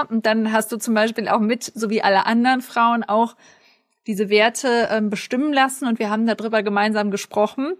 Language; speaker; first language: German; native; German